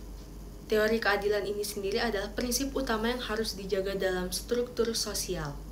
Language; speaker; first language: Indonesian; native; Indonesian